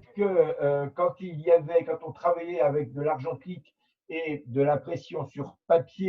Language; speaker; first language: French; native; French